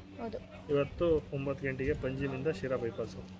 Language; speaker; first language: Kannada; native; Kannada